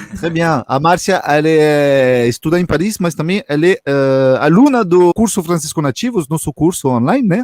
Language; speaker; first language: Portuguese; non-native, fluent; French